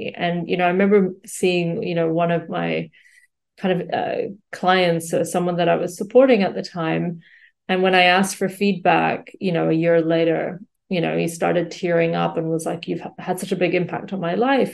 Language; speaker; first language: English; native; English